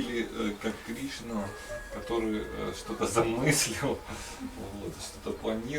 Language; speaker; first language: Russian; native; Russian